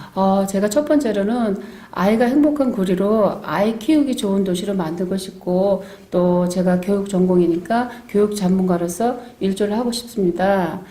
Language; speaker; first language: Korean; native; Korean